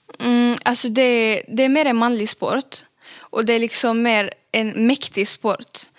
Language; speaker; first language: Swedish; early bilingual, other home language; Arabic